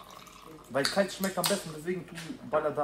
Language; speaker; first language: German; early bilingual, other home language; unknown